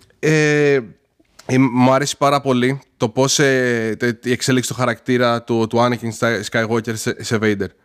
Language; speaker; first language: Greek; early bilingual, heritage; Greek